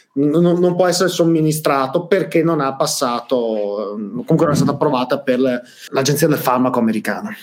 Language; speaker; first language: Italian; native; Italian